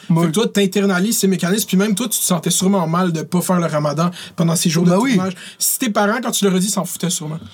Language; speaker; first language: French; early bilingual, other home language; Arabic